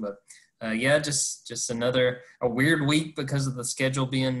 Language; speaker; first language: English; native; English